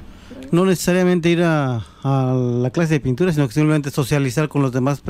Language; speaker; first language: Spanish; native; Spanish